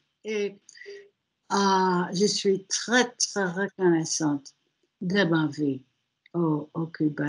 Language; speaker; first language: French; non-native, fluent; German